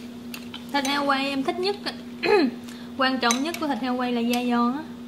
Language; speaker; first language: Vietnamese; native; Vietnamese